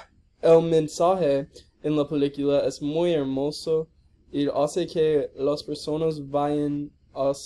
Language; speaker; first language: Spanish; non-native, learner; English